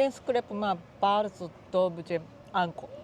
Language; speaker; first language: Polish; non-native, learner; Japanese